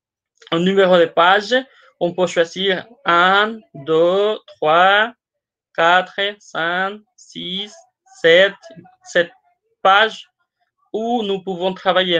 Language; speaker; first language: French; non-native, fluent; Spanish